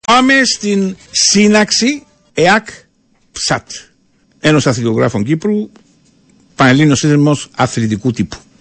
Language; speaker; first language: Greek; native; Greek